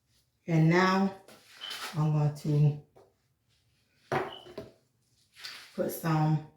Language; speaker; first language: English; native; English